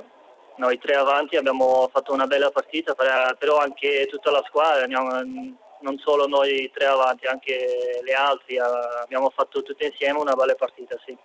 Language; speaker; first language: Italian; non-native, fluent; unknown